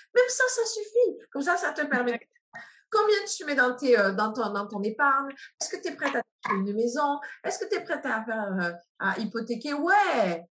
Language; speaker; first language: French; native; French